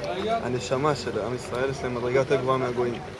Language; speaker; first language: Hebrew; native; Hebrew